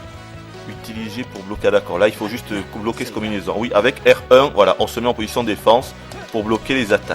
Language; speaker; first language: French; native; French